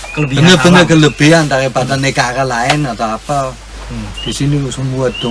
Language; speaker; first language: Indonesian; non-native, fluent; German